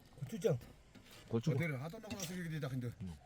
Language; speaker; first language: Korean; non-native, learner; Mongolian